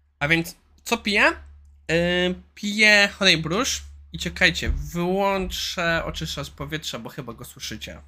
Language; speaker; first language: Polish; native; Polish